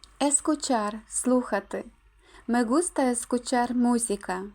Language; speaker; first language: Spanish; non-native, fluent; Ukrainian